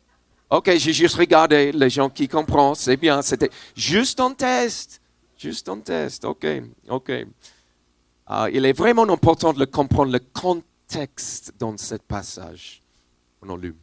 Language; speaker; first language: French; non-native, learner; English